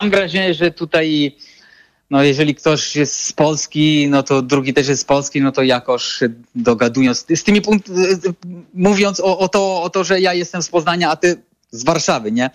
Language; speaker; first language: Polish; non-native, fluent; Italian